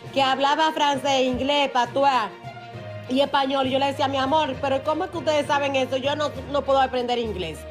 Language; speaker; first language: Spanish; native; Spanish